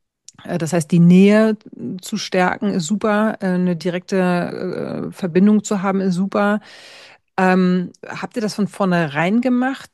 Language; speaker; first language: German; native; German